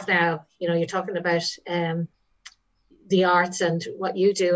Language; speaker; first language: English; native; English